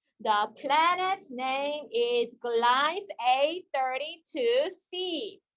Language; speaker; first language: English; non-native, fluent; Korean